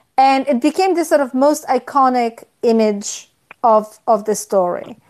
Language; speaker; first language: English; non-native, fluent; Polish